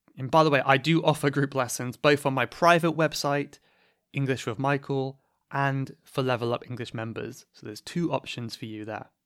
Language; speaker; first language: English; native; English